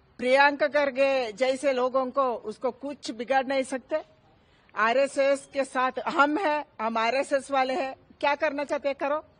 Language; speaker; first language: Hindi; non-native, local second language; Kannada